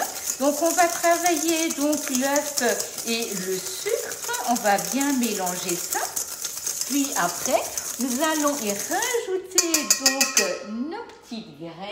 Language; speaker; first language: French; native; French